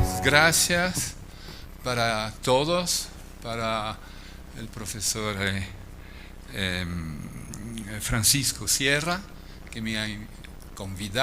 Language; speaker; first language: Spanish; non-native, fluent; French